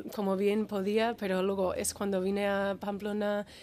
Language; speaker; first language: Spanish; non-native, fluent; English